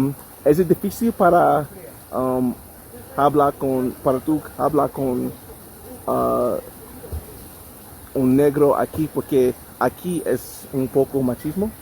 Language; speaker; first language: Spanish; non-native, learner; English